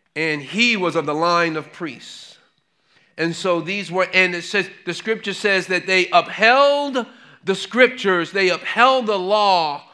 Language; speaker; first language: English; native; English